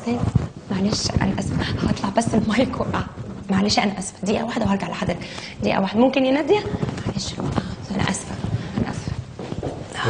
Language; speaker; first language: Arabic; native; Arabic